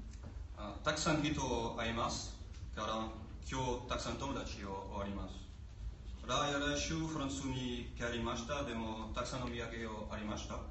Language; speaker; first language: Japanese; non-native, learner; French